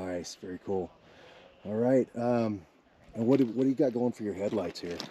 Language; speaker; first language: English; native; English